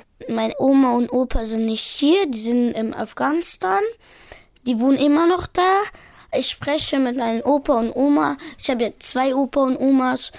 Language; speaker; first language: German; early bilingual, other home language; Pashto